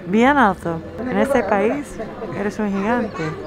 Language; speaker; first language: Spanish; non-native, fluent; English